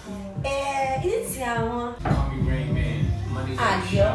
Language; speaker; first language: Italian; early bilingual, other home language; Filipino